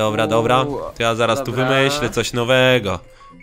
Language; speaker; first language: Polish; native; Polish